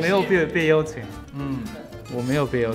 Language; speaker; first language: Chinese; non-native, fluent; Japanese